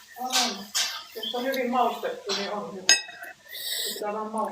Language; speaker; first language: Finnish; native; Finnish